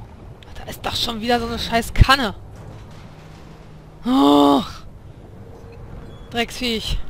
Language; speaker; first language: German; native; German